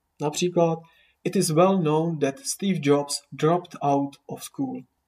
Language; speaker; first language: English; non-native, fluent; Czech